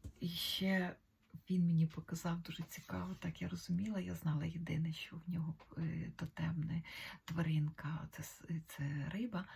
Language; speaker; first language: Ukrainian; native; Ukrainian